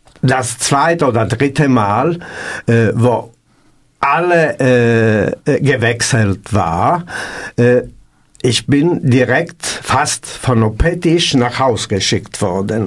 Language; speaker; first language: German; non-native, learner; Italian